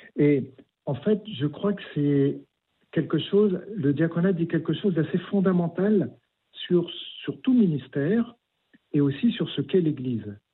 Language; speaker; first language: French; native; French